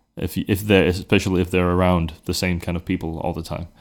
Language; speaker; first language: English; non-native, fluent; Swedish